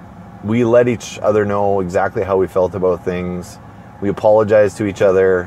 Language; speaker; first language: English; native; English